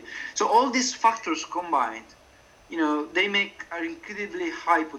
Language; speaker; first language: English; non-native, fluent; Italian